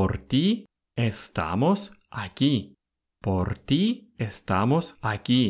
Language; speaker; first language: Spanish; non-native, fluent; Russian